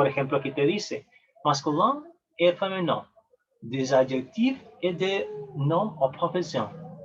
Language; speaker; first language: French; non-native, learner; Spanish